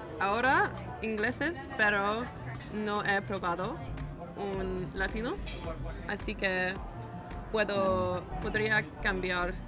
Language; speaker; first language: Spanish; non-native, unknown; English